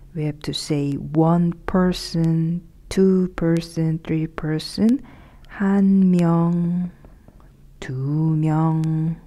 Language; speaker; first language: English; non-native, fluent; Korean